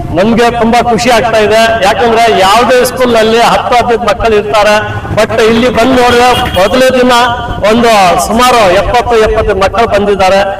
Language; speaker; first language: Kannada; non-native, local second language; Urdu